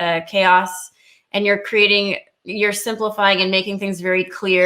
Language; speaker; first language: English; native; English